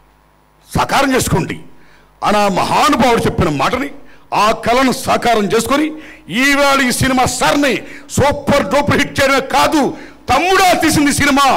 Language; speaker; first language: Telugu; native; Telugu